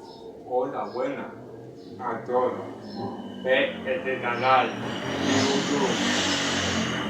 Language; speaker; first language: Spanish; non-native, learner; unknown